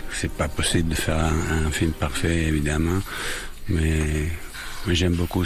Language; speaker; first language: French; non-native, fluent; English